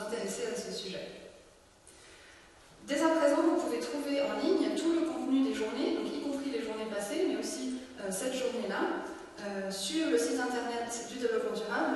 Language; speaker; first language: French; native; French